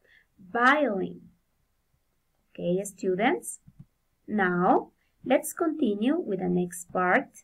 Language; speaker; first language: English; non-native, fluent; Spanish